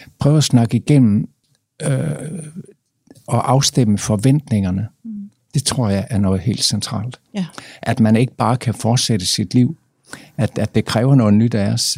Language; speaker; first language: Danish; native; Danish